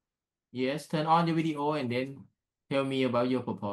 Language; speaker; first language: English; non-native, learner; Thai